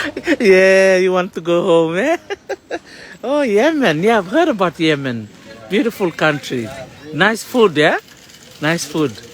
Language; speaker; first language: English; non-native, local second language; Fijian